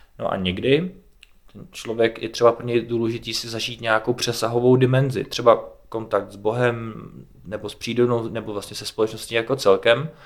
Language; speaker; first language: Czech; native; Czech